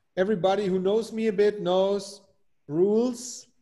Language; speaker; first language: English; non-native, fluent; German